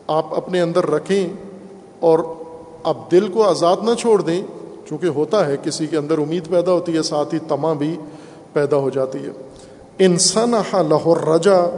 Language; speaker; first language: Urdu; non-native, local second language; Punjabi